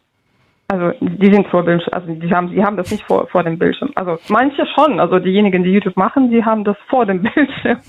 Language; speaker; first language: German; early bilingual, other home language; Russian